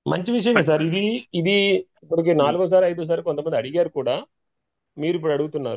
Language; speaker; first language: Telugu; native; Telugu